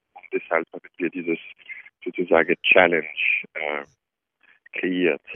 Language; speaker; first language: German; non-native, fluent; French